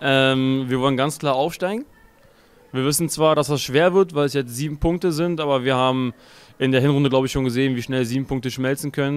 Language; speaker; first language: German; native; German